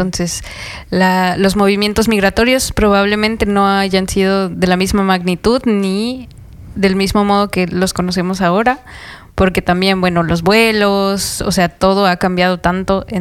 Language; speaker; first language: Spanish; native; Spanish